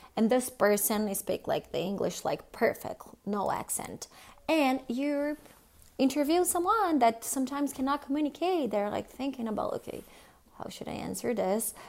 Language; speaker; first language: English; non-native, fluent; Portuguese